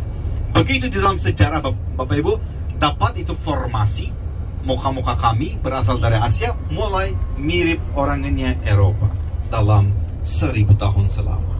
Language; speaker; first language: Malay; non-native, fluent; Turkish